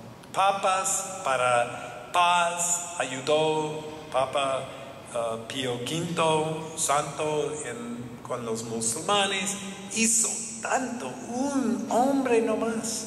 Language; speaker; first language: Spanish; non-native, learner; English